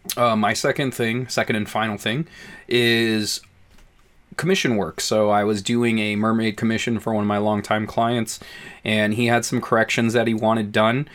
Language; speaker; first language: English; native; English